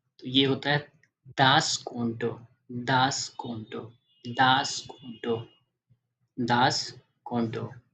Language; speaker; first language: Hindi; native; Hindi